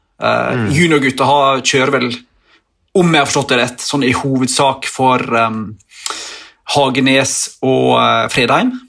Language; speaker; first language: Norwegian; native; Norwegian